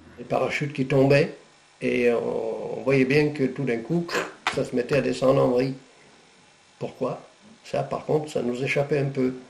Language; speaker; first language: French; non-native, local second language; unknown